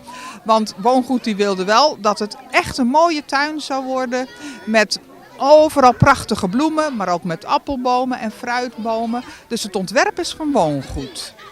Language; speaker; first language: Dutch; native; Dutch